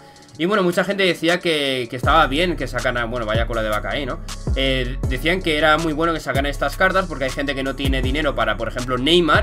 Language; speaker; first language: Spanish; native; Spanish